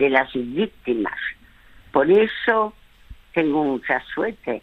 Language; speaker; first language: Spanish; early bilingual, other home language; French